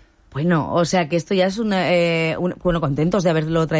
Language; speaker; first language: Spanish; native; Spanish